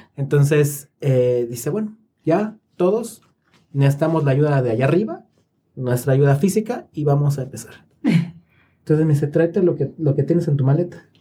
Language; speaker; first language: Spanish; native; Spanish